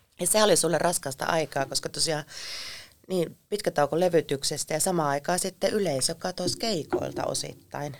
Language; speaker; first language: Finnish; native; Finnish